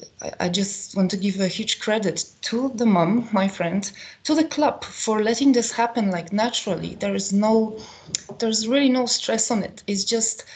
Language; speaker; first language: English; non-native, fluent; Polish